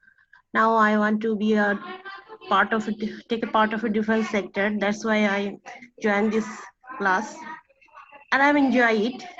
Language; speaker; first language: English; non-native, learner; Bangla